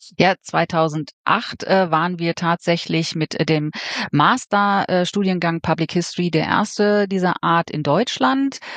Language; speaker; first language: German; native; German